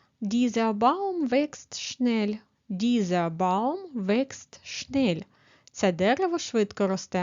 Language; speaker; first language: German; non-native, fluent; Ukrainian